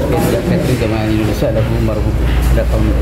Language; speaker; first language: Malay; non-native, local second language; Sundanese